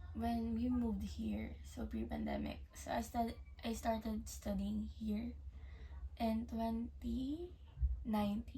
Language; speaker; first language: English; native; English